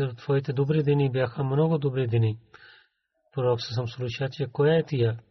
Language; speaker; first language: Bulgarian; non-native, learner; Urdu